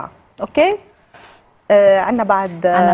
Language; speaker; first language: Arabic; native; Arabic